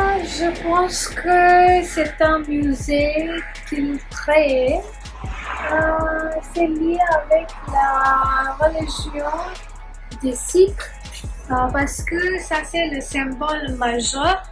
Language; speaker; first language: French; non-native, learner; Punjabi